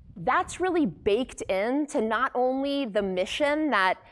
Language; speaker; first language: English; native; English